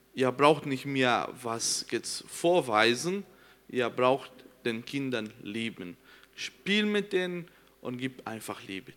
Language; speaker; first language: German; non-native, fluent; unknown